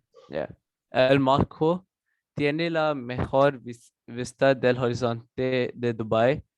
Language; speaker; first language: Spanish; non-native, learner; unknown